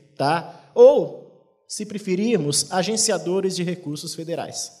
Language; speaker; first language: Portuguese; native; Portuguese